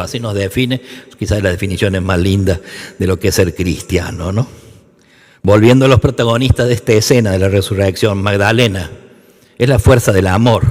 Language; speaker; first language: Spanish; native; Spanish